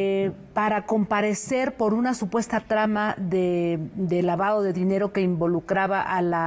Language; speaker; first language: Spanish; native; Spanish